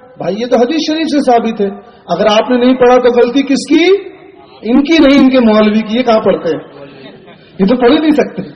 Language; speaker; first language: Urdu; native; Urdu